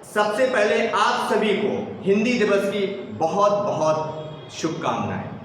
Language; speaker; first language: Hindi; native; Hindi